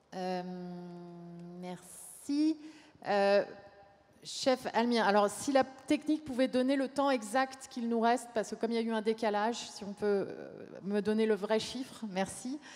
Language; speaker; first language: French; native; French